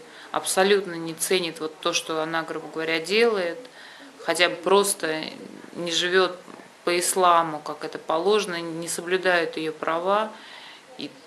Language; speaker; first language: Russian; native; Russian